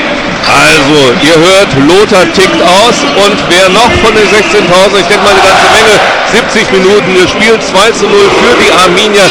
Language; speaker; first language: German; native; German